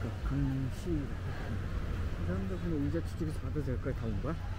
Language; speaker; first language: Korean; native; Korean